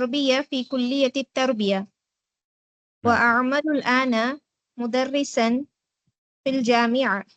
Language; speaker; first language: Arabic; non-native, learner; Tamil